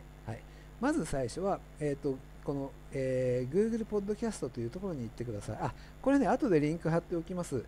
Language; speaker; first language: Japanese; native; Japanese